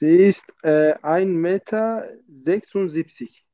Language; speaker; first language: German; non-native, learner; Turkish